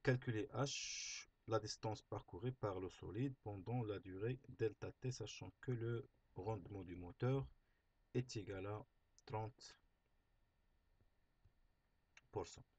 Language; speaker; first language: French; non-native, local second language; Arabic